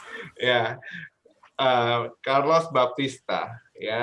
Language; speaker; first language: English; non-native, learner; Indonesian